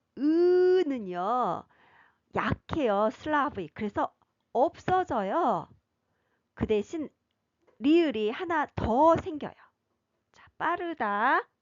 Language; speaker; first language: Korean; native; Korean